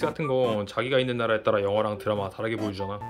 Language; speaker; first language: Korean; native; Korean